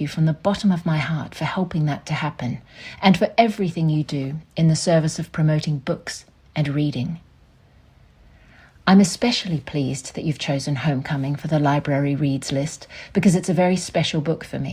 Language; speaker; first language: English; native; English